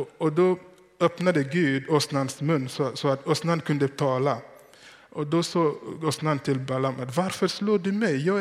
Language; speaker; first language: Swedish; non-native, fluent; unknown